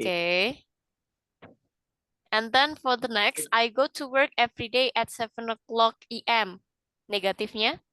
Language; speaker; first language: English; non-native, fluent; Indonesian